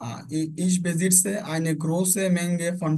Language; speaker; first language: German; non-native, fluent; Bangla